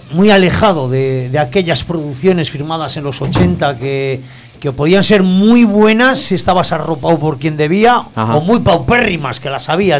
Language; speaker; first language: Spanish; native; Spanish